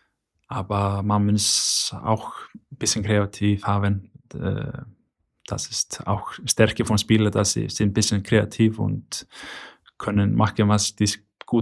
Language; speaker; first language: German; non-native, learner; Icelandic